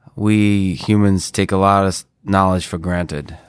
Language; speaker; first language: English; non-native, fluent; Russian